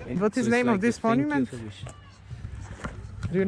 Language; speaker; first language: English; non-native, fluent; Serbian